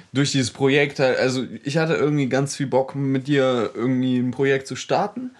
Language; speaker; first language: German; early bilingual, other home language; Russian